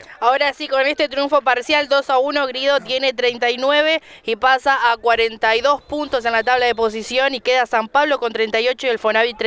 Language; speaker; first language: Spanish; native; Spanish